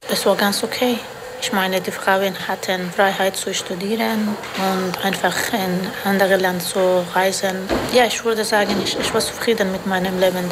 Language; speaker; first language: German; non-native, fluent; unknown